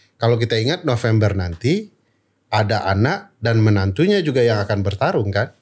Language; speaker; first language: Indonesian; non-native, local second language; Minangkabau